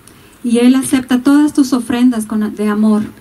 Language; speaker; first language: Spanish; native; Spanish